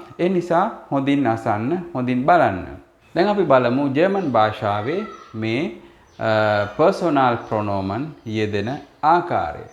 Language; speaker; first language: Sinhala; native; Sinhala